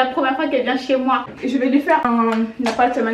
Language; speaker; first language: French; native; French